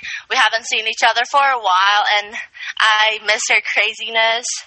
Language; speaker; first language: English; non-native, fluent; Chinese